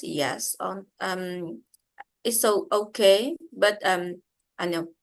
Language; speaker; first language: English; non-native, learner; Vietnamese